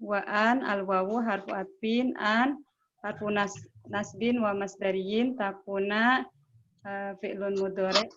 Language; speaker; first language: Arabic; non-native, learner; Indonesian